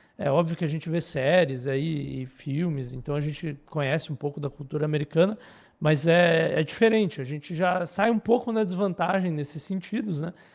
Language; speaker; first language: Portuguese; native; Portuguese